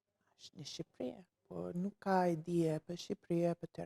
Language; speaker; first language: Albanian; non-native, learner; English